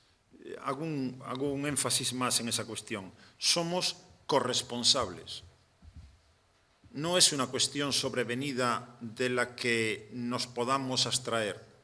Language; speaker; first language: Spanish; native; Spanish